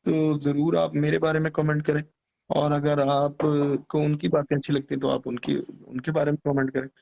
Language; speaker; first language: Urdu; non-native, local second language; Punjabi